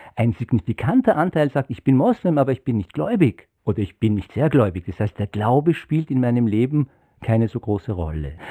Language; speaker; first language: German; non-native, fluent; Persian